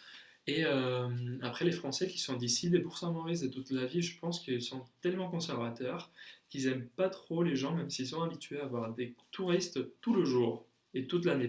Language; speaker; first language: French; non-native, fluent; Spanish